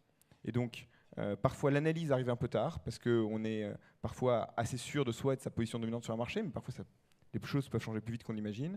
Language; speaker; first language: French; native; French